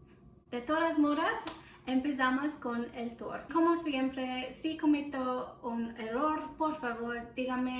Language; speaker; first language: Spanish; non-native, learner; English